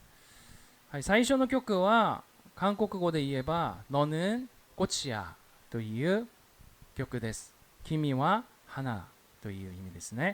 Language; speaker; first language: Japanese; non-native, fluent; Korean